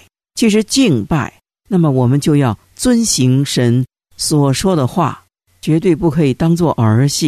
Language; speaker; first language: Chinese; native; Chinese